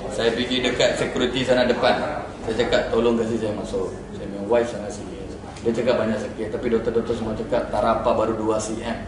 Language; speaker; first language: Malay; non-native, local second language; Tamil